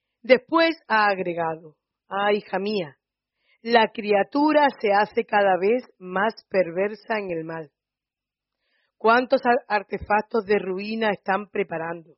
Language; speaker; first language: Spanish; native; Spanish